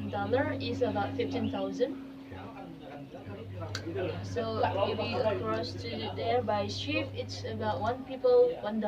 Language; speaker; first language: English; non-native, learner; Indonesian